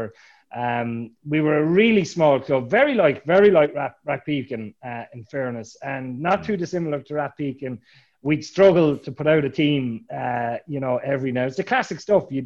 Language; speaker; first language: English; native; English